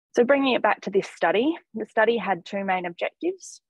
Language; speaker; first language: English; native; English